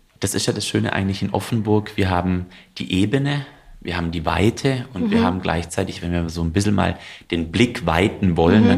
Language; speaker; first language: German; native; German